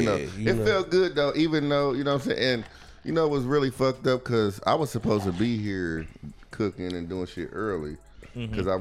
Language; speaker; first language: English; native; English